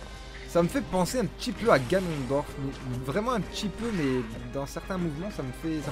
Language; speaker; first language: French; native; French